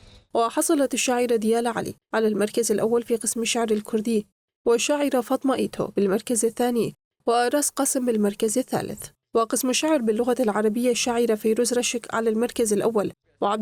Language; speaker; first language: Arabic; native; Arabic